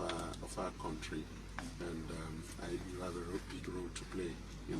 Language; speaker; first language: English; non-native, local second language; Yoruba